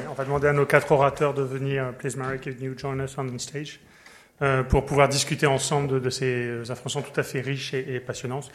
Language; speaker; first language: French; native; French